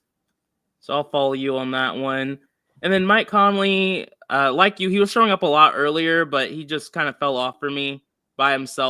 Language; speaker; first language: English; native; English